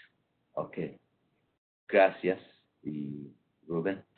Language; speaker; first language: Spanish; non-native, fluent; English